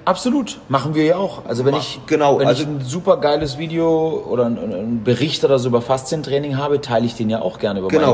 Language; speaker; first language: German; native; German